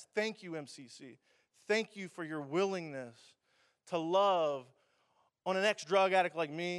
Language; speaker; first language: English; native; English